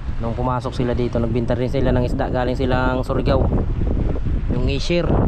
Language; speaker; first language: Filipino; non-native, local second language; Masbatenyo